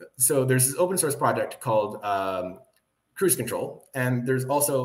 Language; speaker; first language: English; native; English